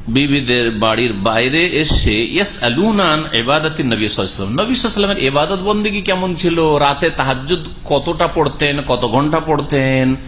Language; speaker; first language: Bangla; native; Bangla